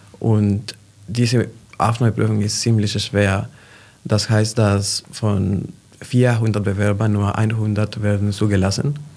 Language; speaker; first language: German; non-native, fluent; Spanish